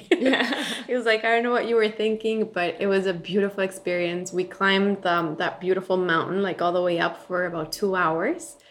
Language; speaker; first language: English; non-native, fluent; Spanish